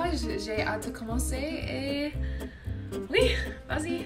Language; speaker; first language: French; non-native, learner; English